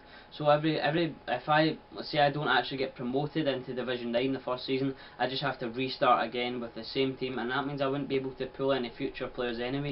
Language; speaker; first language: English; native; English